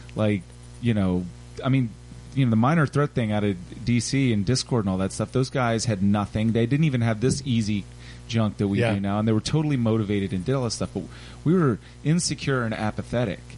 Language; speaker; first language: English; native; English